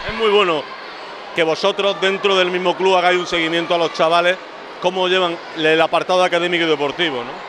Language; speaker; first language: Spanish; native; Spanish